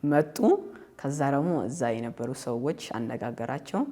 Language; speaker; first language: Amharic; early bilingual, heritage; Amharic